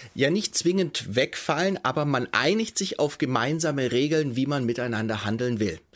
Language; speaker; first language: German; native; German